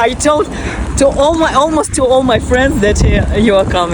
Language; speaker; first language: English; non-native, learner; Russian